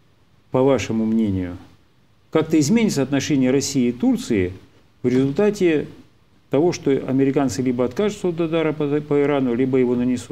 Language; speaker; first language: Russian; native; Russian